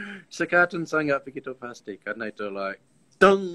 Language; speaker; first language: Indonesian; non-native, learner; English